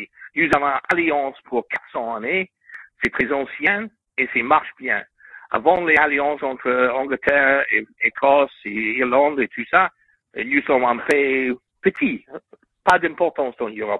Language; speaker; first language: French; non-native, learner; English